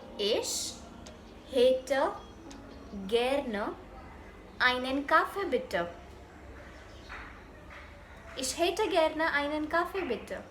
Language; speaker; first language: German; non-native, fluent; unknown